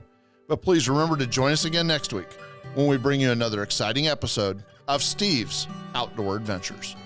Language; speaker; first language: English; native; English